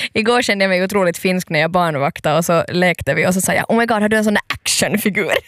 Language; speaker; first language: Swedish; native; Swedish